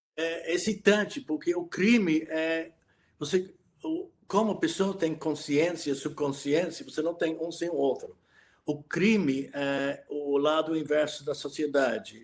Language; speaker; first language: Portuguese; non-native, fluent; English